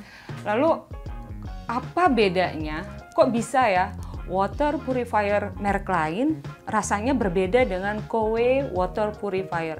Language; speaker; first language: Indonesian; native; Indonesian